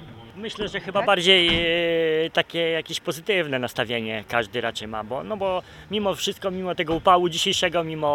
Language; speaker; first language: Polish; native; Polish